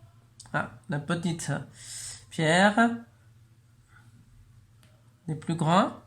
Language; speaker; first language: French; non-native, learner; Chinese